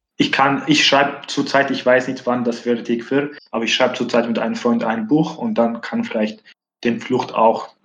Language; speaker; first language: German; non-native, fluent; Arabic